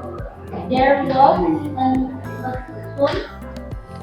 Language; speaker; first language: English; non-native, learner; Indonesian